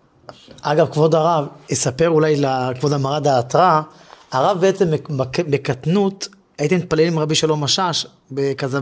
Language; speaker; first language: Hebrew; native; Hebrew